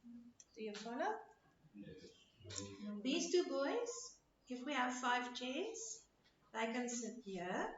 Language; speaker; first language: English; non-native, local second language; Afrikaans